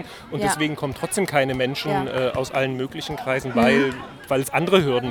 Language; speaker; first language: German; native; German